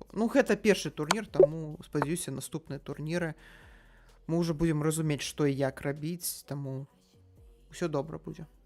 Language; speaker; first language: Belarusian; non-native, local second language; Russian